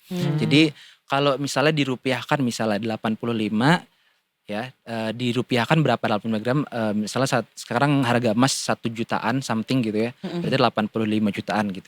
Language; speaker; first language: Indonesian; native; Indonesian